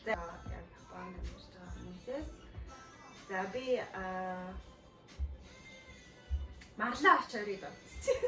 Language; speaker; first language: Mongolian; native; Mongolian